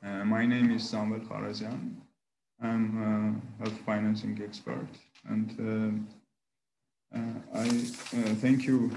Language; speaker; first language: English; non-native, learner; Armenian